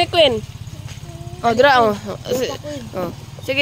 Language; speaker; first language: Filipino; non-native, local second language; Cebuano